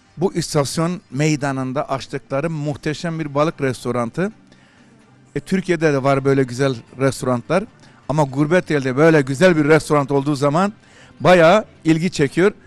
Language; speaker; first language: Turkish; native; Turkish